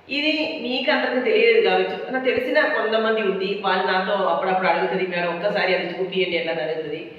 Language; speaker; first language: Telugu; non-native, local second language; Malayalam